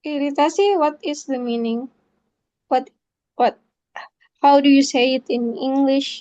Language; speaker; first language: English; non-native, fluent; Indonesian